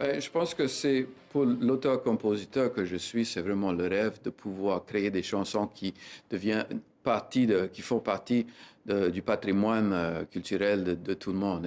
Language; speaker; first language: French; native; French